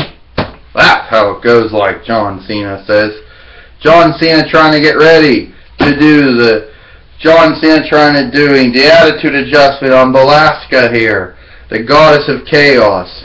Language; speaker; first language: English; native; English